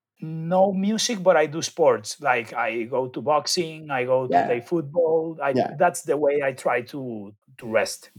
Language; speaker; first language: English; non-native, learner; Spanish